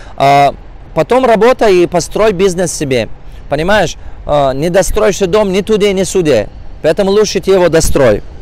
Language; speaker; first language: Russian; non-native, local second language; Tajik